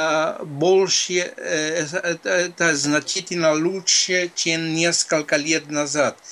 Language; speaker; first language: Russian; non-native, fluent; Spanish